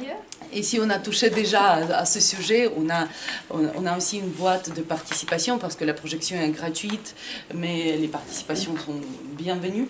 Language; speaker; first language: French; non-native, fluent; Ukrainian